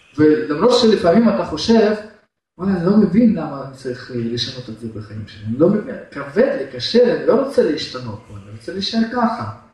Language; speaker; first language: Hebrew; non-native, fluent; Russian